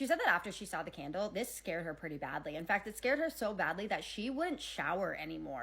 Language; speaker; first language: English; native; English